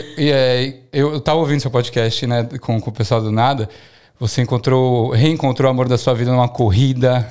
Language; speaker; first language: Portuguese; native; Portuguese